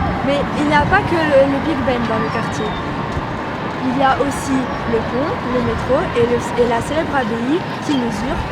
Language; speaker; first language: French; native; French